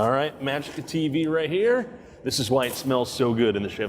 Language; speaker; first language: English; native; English